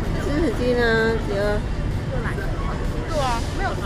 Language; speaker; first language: Chinese; non-native, learner; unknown